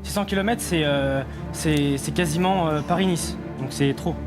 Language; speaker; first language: French; native; French